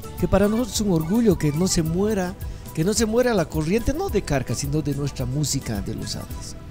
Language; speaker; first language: Spanish; native; Spanish